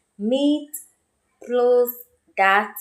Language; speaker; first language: German; non-native, learner; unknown